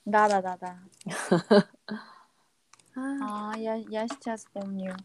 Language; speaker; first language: Russian; non-native, learner; Korean